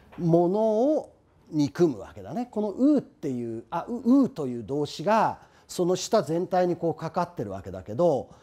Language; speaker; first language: Japanese; native; Japanese